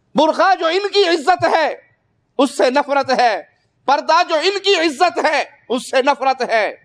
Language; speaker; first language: Urdu; non-native, local second language; Punjabi